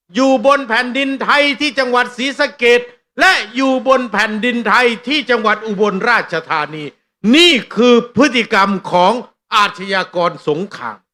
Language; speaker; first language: Thai; non-native, local second language; Northeastern Thai